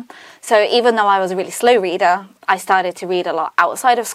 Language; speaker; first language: English; native; English